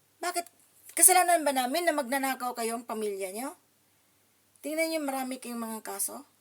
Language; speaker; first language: Filipino; non-native, local second language; Cebuano